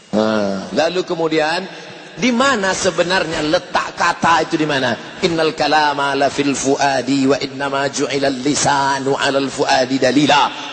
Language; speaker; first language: Indonesian; native; Indonesian